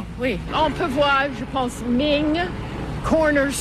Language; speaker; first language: French; non-native, fluent; English